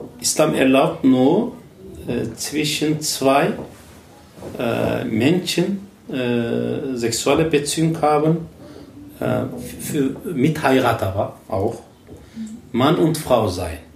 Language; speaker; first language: German; non-native, learner; Turkish